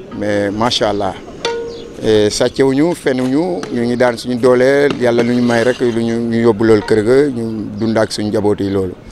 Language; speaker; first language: Wolof; non-native, local second language; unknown